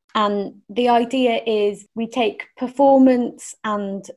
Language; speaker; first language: English; native; English